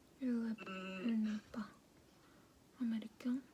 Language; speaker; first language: French; non-native, learner; Korean